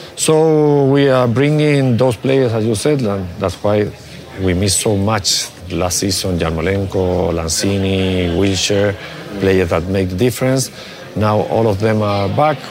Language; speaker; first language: English; non-native, fluent; Spanish